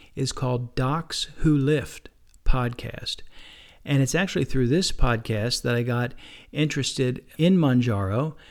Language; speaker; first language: English; native; English